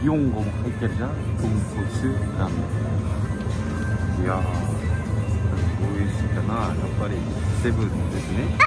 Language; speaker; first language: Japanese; non-native, learner; Korean